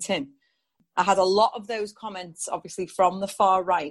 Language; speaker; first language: English; native; English